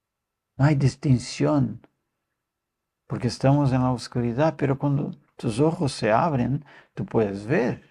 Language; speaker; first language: Spanish; non-native, fluent; Portuguese